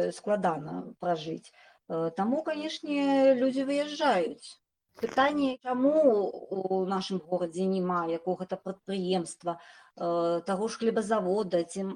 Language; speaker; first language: Belarusian; native; Belarusian